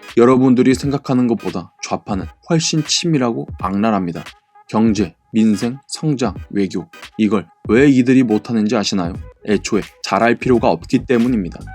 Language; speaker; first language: Korean; native; Korean